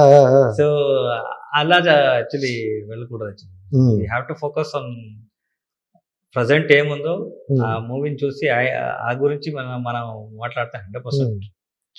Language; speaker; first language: Telugu; non-native, learner; Kannada